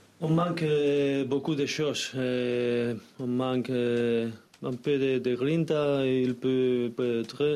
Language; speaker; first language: French; non-native, learner; Spanish